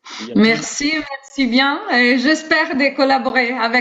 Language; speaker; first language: French; non-native, fluent; Italian